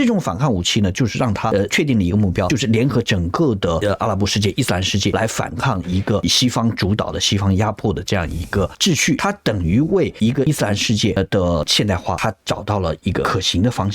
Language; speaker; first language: Chinese; native; Chinese